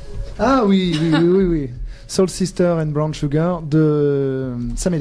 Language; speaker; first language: French; native; French